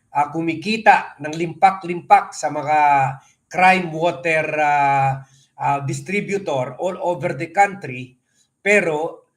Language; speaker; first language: Filipino; native; Filipino